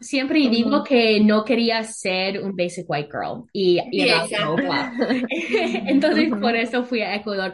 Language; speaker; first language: Spanish; non-native, learner; English